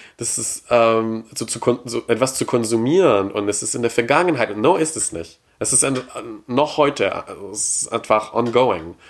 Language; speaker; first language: German; non-native, fluent; French